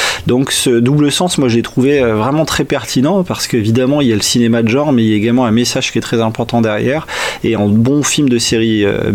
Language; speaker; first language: French; native; French